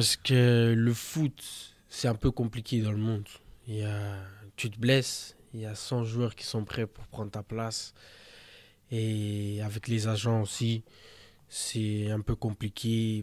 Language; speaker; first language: French; early bilingual, other home language; Portuguese